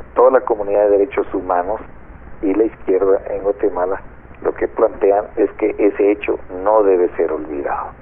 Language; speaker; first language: Spanish; native; Spanish